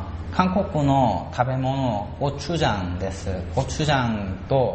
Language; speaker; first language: Japanese; non-native, learner; Korean